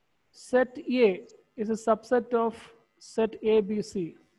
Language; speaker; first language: English; non-native, local second language; Malayalam